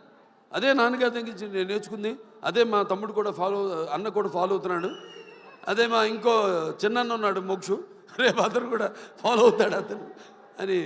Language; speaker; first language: Telugu; native; Telugu